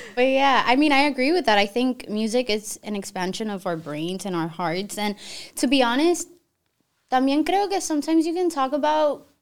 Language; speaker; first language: English; early bilingual, other home language; Spanish